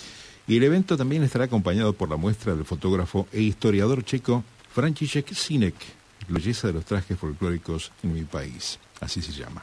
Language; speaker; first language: Spanish; native; Spanish